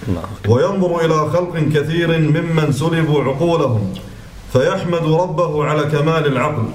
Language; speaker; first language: Arabic; native; Arabic